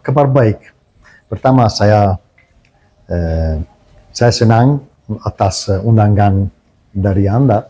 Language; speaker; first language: Indonesian; non-native, learner; Italian